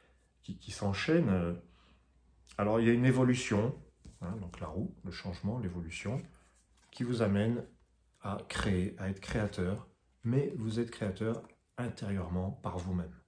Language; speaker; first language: French; native; French